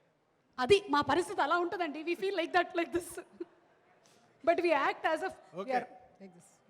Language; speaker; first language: Telugu; native; Telugu